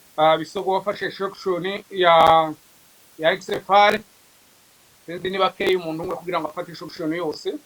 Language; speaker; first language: Kinyarwanda; native; Kinyarwanda